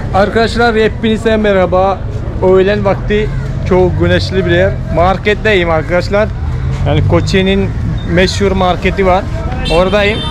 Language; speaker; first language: Turkish; non-native, fluent; Malayalam